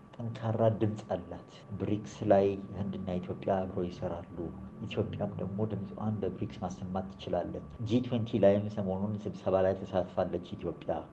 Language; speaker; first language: Amharic; early bilingual, other home language; Gujarati